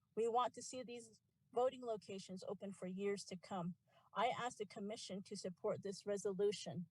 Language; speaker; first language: English; native; English